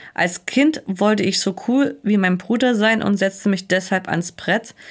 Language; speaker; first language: German; native; German